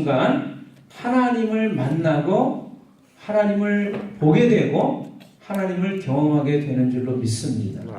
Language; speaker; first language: Korean; native; Korean